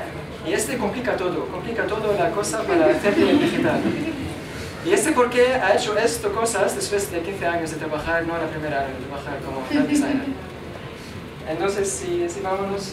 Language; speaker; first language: Spanish; non-native, learner; Arabic